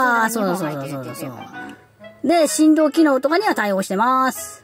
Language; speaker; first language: Japanese; native; Japanese